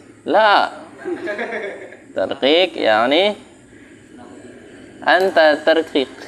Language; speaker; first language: Arabic; non-native, fluent; Indonesian